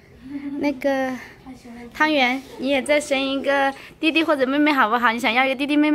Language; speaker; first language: Chinese; native; Chinese